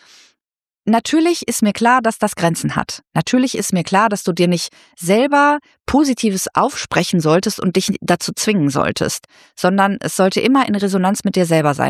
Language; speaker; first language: German; native; German